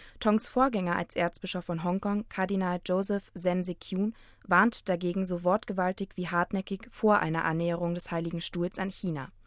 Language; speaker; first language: German; native; German